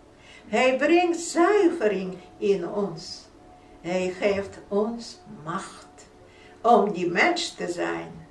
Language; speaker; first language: Dutch; non-native, fluent; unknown